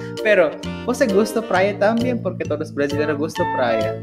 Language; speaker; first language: Portuguese; non-native, learner; Indonesian